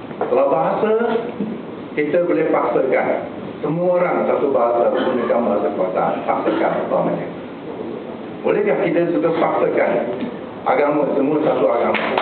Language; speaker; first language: Malay; non-native, local second language; Chinese